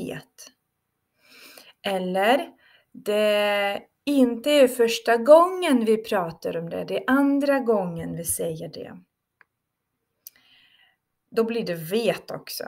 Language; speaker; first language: Swedish; non-native, fluent; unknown